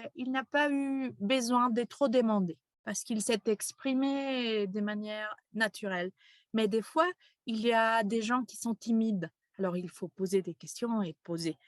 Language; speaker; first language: French; non-native, fluent; Spanish